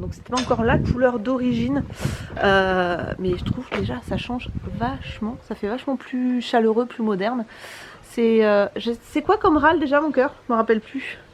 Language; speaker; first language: French; native; French